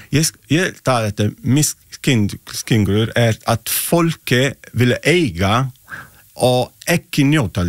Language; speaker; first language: Icelandic; non-native, learner; Italian